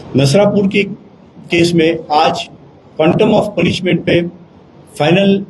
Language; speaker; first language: Hindi; non-native, local second language; Marathi